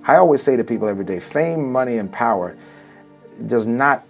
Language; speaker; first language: English; native; English